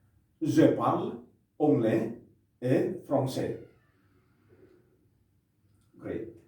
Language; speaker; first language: French; non-native, fluent; Indonesian